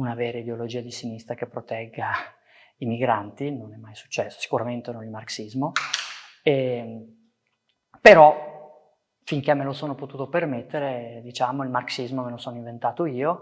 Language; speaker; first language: Italian; early bilingual, other home language; Persian